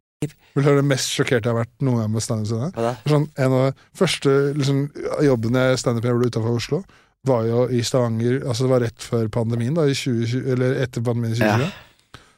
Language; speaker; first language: Norwegian; native; Norwegian